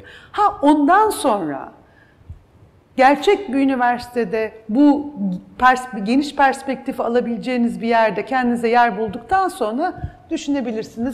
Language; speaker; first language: Turkish; native; Turkish